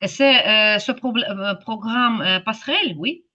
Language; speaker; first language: French; non-native, fluent; Ukrainian